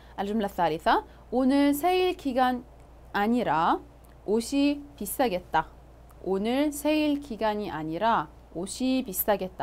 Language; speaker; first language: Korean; non-native, fluent; Arabic